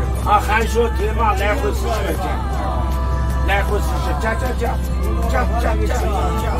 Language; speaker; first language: Chinese; non-native, local second language; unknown